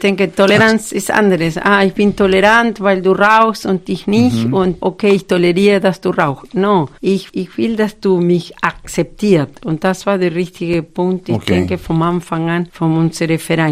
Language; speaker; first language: German; non-native, fluent; Spanish